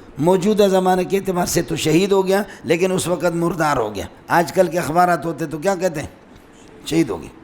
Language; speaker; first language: Urdu; non-native, local second language; Brahui